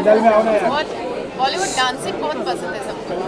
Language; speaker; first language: Hindi; early bilingual, other home language; French